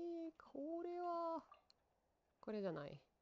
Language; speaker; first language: Japanese; non-native, learner; Russian